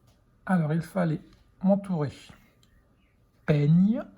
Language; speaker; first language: French; native; French